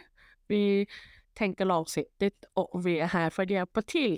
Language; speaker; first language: Swedish; non-native, fluent; Thai